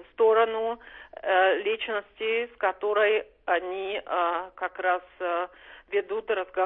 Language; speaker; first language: Russian; non-native, fluent; Czech